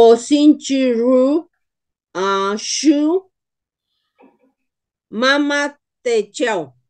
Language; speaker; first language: Chinese; non-native, learner; Spanish